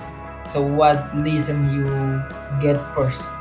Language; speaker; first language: English; non-native, learner; Indonesian